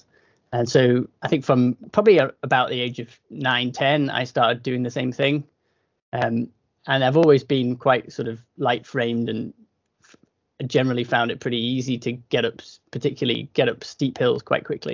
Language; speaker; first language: English; native; English